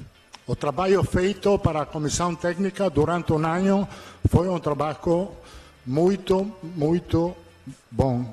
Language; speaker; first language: Portuguese; non-native, learner; Italian